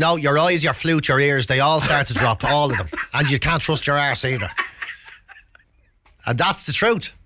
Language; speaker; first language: English; native; English